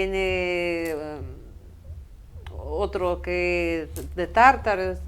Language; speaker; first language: Spanish; non-native, fluent; Russian